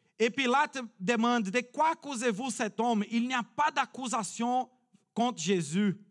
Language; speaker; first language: French; non-native, fluent; Portuguese